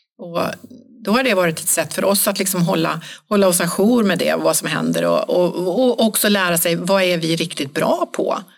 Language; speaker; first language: Swedish; native; Swedish